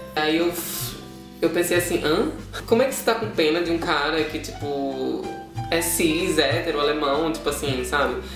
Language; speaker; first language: Portuguese; native; Portuguese